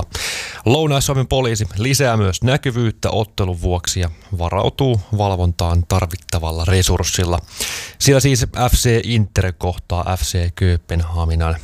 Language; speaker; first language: Finnish; native; Finnish